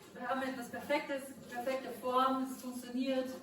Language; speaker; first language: German; native; German